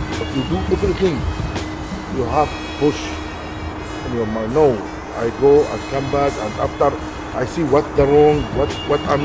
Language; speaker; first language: English; non-native, learner; Arabic